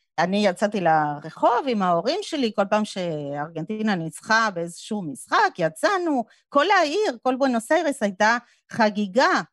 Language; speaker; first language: Hebrew; non-native, fluent; Spanish